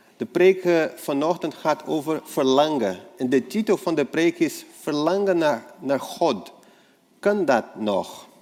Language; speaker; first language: Dutch; non-native, fluent; Portuguese